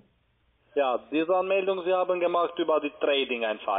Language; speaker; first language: German; non-native, learner; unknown